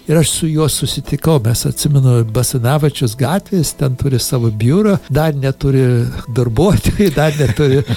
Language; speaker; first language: Lithuanian; early bilingual, heritage; English